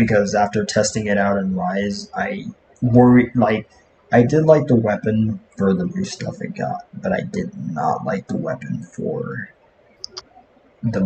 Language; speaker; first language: English; native; English